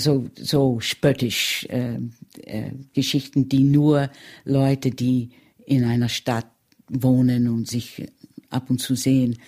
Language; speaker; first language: German; early bilingual, heritage; German